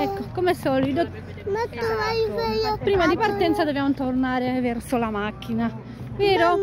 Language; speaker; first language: Italian; non-native, learner; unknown